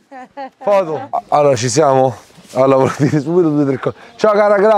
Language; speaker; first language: Italian; native; Italian